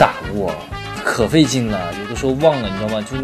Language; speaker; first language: Chinese; native; Chinese